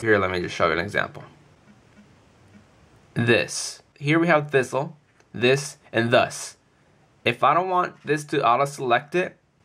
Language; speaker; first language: English; native; English